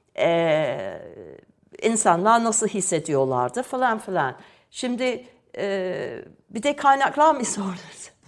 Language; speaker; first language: Turkish; non-native, fluent; English